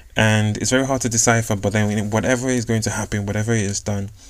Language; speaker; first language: English; non-native, local second language; Yoruba